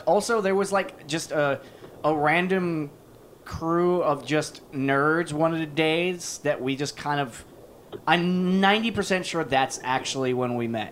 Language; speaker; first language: English; native; English